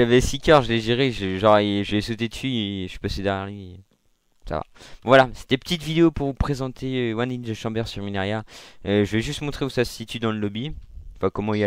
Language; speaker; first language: French; native; French